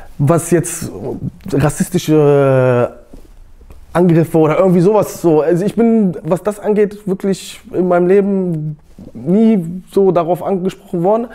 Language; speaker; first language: German; native; German